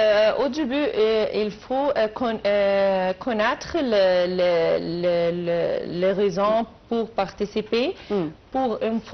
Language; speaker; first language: French; non-native, learner; Arabic